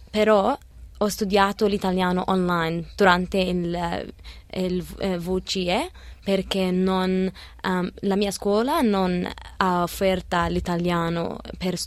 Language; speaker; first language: Italian; early bilingual, other home language; Arabic